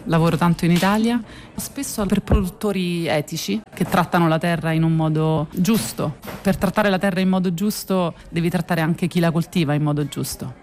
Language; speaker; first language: Italian; native; Italian